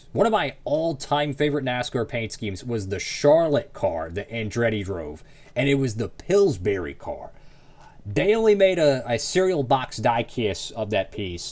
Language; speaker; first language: English; native; English